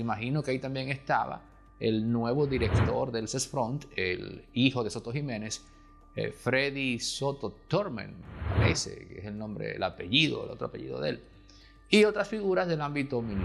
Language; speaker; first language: Spanish; native; Spanish